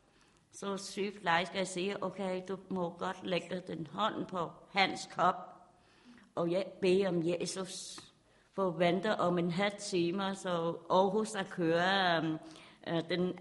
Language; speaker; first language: Danish; non-native, learner; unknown